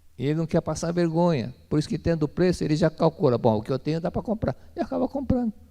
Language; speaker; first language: Portuguese; native; Portuguese